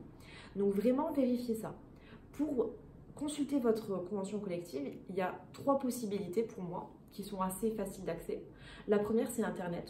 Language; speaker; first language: French; native; French